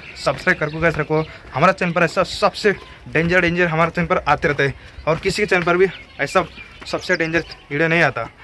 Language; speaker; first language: Hindi; non-native, local second language; Kannada